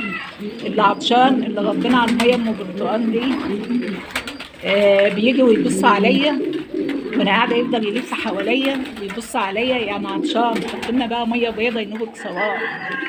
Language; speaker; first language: Arabic; native; Arabic